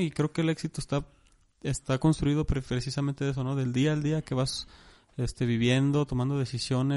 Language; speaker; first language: Spanish; native; Spanish